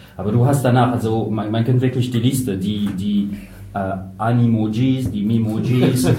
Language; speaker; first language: German; non-native, fluent; French